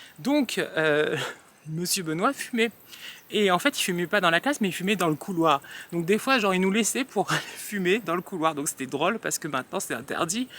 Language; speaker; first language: French; early bilingual, other home language; Réunion Creole French